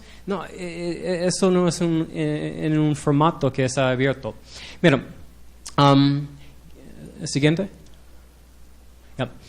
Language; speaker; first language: Spanish; non-native, learner; English